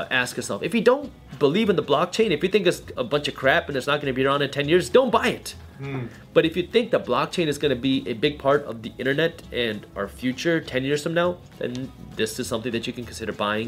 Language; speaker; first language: English; early bilingual, other home language; Punjabi